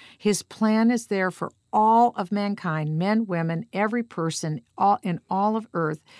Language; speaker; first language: English; native; English